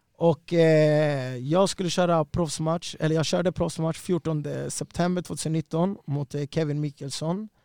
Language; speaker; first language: Swedish; early bilingual, other home language; Spanish